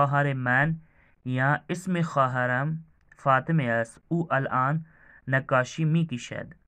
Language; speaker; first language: Persian; non-native, fluent; Urdu